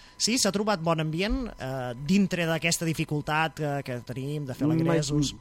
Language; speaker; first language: Catalan; native; Catalan